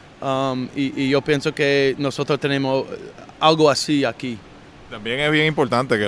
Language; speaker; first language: Spanish; non-native, learner; English